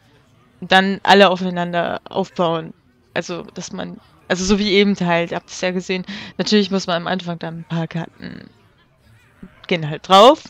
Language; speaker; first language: German; native; German